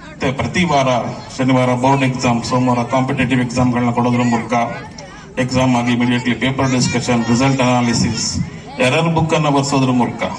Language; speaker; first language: Kannada; native; Kannada